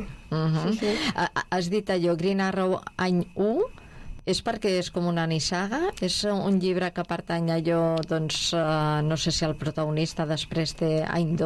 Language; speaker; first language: Catalan; native; Catalan